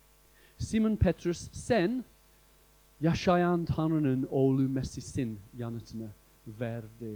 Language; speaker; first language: Turkish; non-native, fluent; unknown